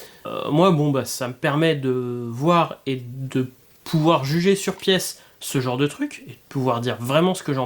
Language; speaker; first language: French; native; French